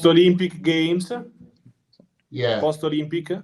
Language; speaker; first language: English; non-native, learner; Italian